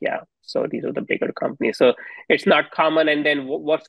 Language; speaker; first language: English; non-native, local second language; Hindi